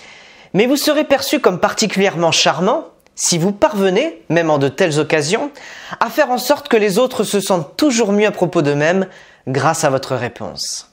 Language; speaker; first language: French; native; French